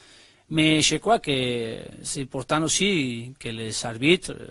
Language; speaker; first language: French; non-native, learner; Spanish